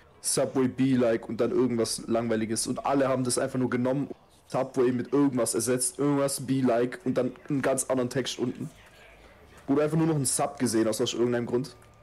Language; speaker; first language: German; native; German